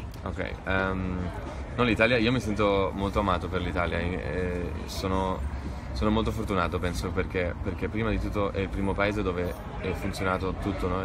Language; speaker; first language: Italian; non-native, fluent; Spanish